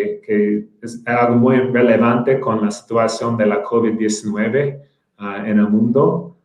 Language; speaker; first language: Spanish; non-native, fluent; English